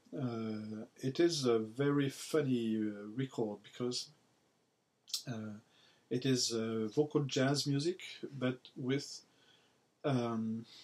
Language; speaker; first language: English; non-native, learner; French